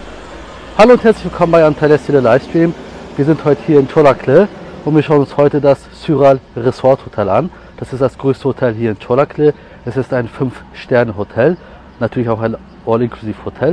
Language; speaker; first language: German; native; German